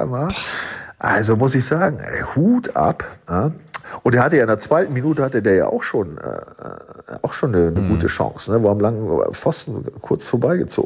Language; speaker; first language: German; native; German